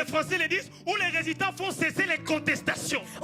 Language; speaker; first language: French; native; French